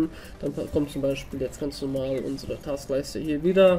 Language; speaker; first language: German; native; German